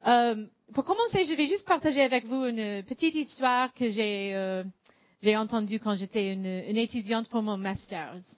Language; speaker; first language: French; non-native, fluent; English